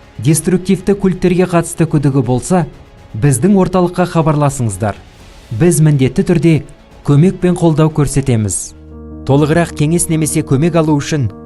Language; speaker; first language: Kazakh; native; Kazakh